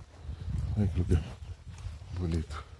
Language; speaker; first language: Portuguese; native; Portuguese